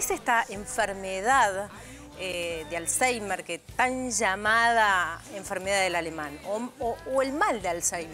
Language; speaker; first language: Spanish; native; Spanish